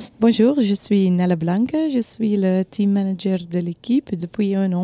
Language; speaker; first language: French; non-native, local second language; Dutch